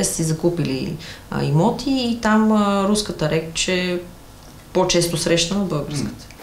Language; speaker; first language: Bulgarian; early bilingual, other home language; Russian